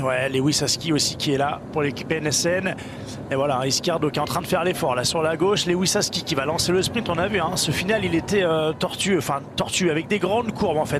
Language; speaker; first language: French; native; French